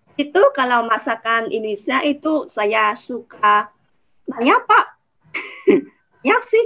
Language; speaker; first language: Indonesian; non-native, fluent; Vietnamese